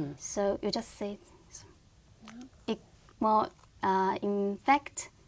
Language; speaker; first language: English; non-native, learner; Korean